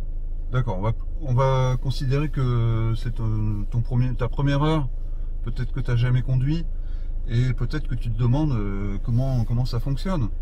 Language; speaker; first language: French; native; French